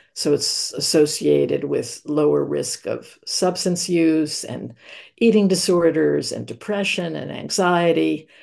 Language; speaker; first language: English; native; English